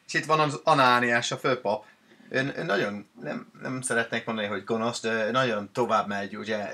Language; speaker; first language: Hungarian; non-native, fluent; English